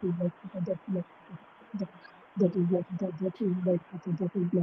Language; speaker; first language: English; non-native, learner; Bangla